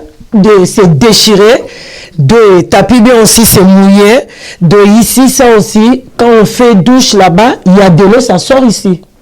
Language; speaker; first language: French; non-native, learner; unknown